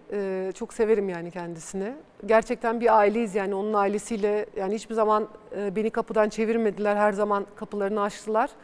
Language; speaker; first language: Turkish; early bilingual, other home language; Bulgarian